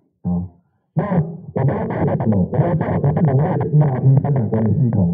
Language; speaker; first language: Chinese; native; Chinese